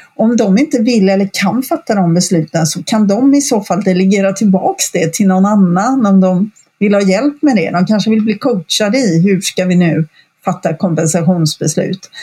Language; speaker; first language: Swedish; native; Swedish